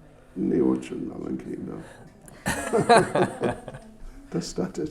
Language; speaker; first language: Russian; non-native, learner; English